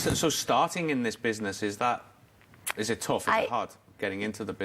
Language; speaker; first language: English; native; English